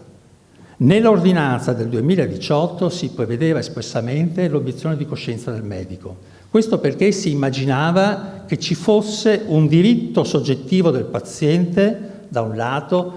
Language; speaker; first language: Italian; native; Italian